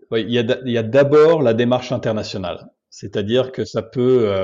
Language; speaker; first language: French; native; French